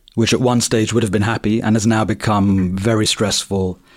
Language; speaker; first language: English; native; English